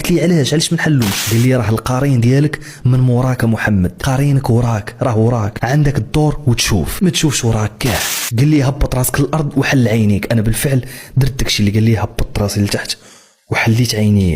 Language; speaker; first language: Arabic; native; Arabic